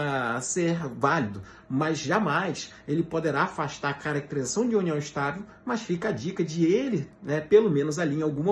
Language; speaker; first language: Portuguese; native; Portuguese